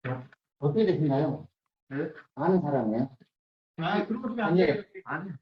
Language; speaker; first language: Korean; native; Korean